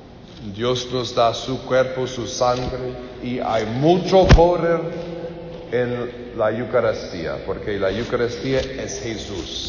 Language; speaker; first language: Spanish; non-native, learner; English